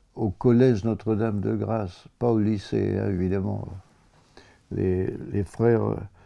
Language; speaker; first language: French; native; French